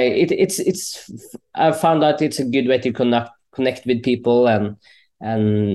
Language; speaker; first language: English; non-native, fluent; Norwegian